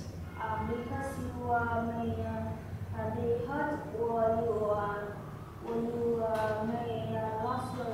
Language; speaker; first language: English; non-native, learner; Vietnamese